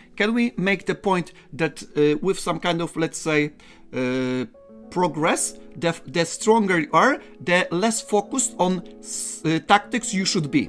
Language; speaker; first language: English; non-native, fluent; Polish